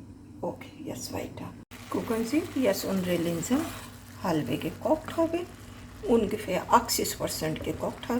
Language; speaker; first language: German; non-native, learner; Hindi